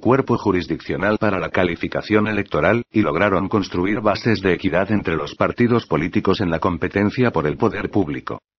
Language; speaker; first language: Spanish; native; Spanish